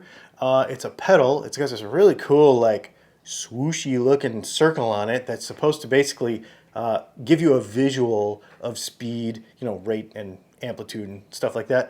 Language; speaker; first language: English; native; English